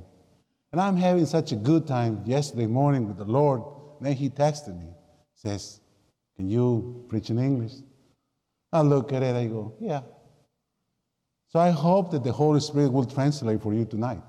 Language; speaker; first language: English; non-native, fluent; Spanish